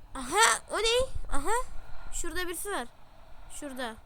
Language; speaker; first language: Turkish; native; Turkish